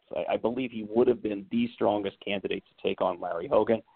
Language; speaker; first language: English; native; English